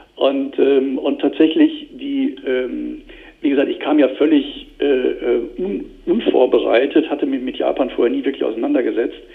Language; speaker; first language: German; native; German